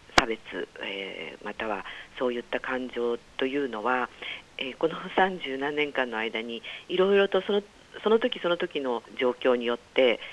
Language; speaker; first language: Japanese; native; Japanese